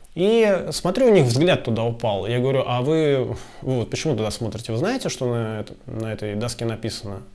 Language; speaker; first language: Russian; native; Russian